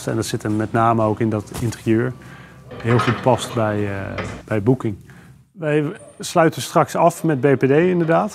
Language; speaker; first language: Dutch; native; Dutch